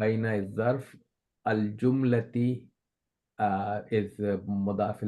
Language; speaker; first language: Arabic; non-native, learner; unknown